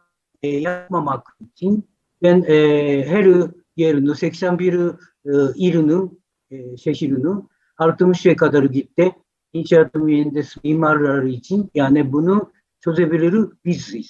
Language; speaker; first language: Turkish; non-native, fluent; Japanese